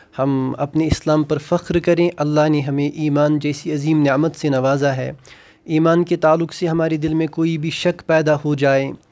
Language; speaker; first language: Urdu; non-native, local second language; Kashmiri